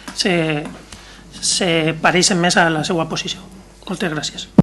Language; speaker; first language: Catalan; non-native, local second language; Spanish